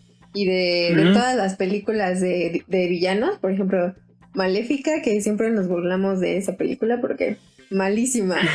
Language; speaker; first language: Spanish; native; Spanish